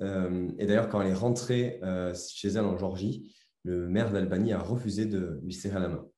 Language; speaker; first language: French; native; French